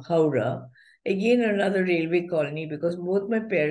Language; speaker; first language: English; non-native, local second language; Malayalam